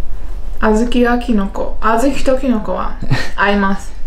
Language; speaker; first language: Japanese; non-native, fluent; Chinese